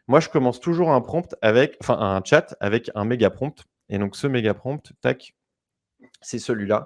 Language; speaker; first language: French; native; French